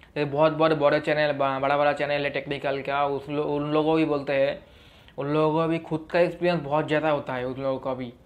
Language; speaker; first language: Hindi; non-native, local second language; Bangla